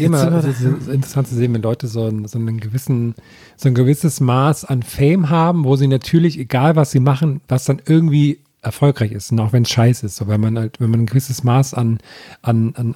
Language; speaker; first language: German; native; German